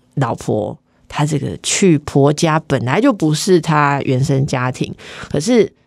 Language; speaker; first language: Chinese; native; Chinese